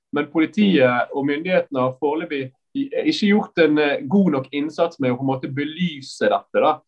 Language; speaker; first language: Norwegian; native; Norwegian